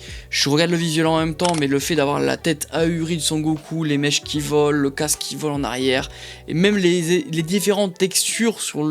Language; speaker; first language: French; native; French